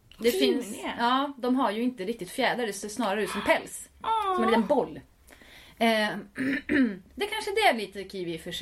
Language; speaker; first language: Swedish; native; Swedish